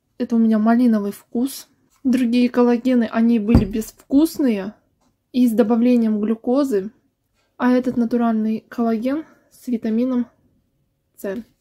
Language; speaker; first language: Russian; native; Russian